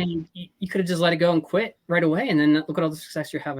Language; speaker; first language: English; native; English